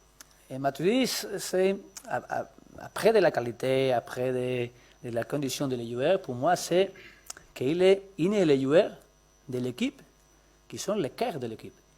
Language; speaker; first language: French; non-native, learner; Spanish